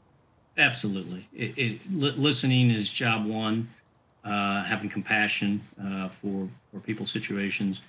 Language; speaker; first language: English; native; English